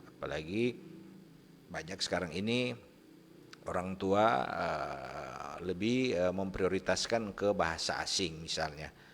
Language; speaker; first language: Indonesian; native; Indonesian